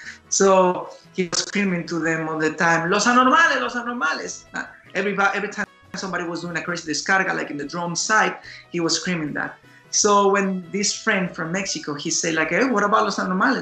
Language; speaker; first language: English; non-native, fluent; Spanish